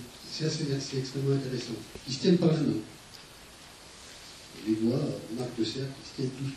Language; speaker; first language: French; native; French